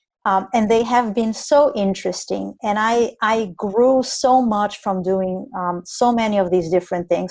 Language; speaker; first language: English; non-native, fluent; Spanish